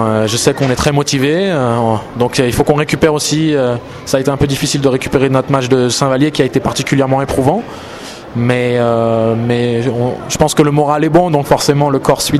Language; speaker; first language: French; native; French